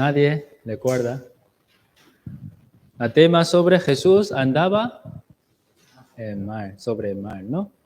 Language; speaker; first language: Spanish; non-native, learner; Chinese